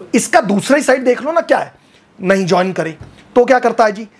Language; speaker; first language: Hindi; native; Hindi